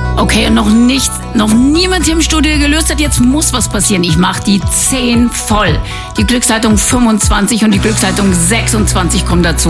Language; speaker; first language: German; native; German